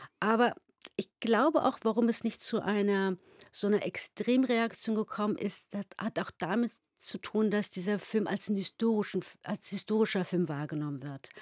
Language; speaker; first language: German; early bilingual, other home language; Turkish